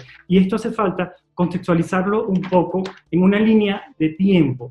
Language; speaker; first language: Spanish; native; Spanish